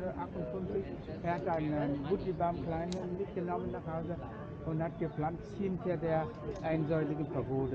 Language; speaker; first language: German; non-native, fluent; Vietnamese